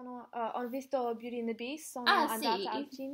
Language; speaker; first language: Italian; non-native, learner; English